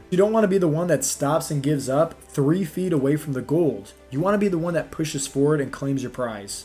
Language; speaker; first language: English; native; English